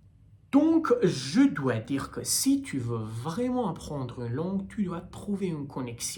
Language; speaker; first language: French; non-native, learner; Persian